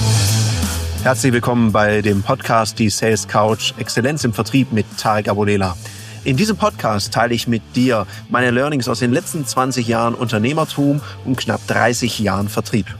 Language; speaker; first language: German; native; German